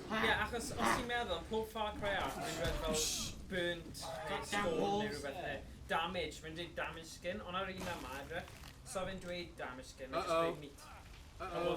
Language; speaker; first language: Welsh; native; Welsh